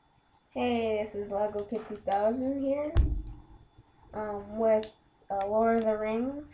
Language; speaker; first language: English; native; English